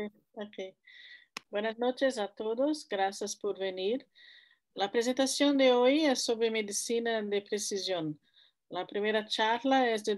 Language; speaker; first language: Spanish; non-native, fluent; Portuguese